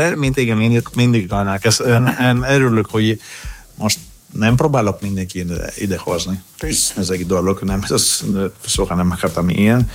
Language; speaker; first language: Hungarian; non-native, learner; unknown